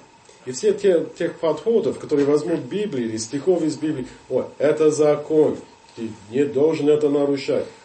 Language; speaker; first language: Russian; non-native, fluent; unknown